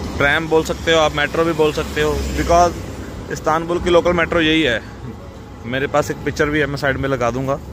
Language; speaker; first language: Hindi; non-native, local second language; Punjabi